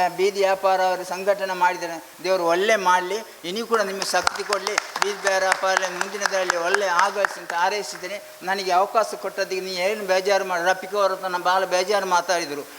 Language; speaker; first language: Kannada; non-native, local second language; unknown